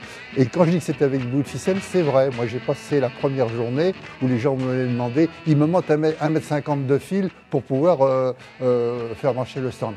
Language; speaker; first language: French; native; French